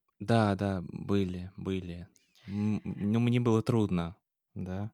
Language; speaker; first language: Russian; non-native, fluent; English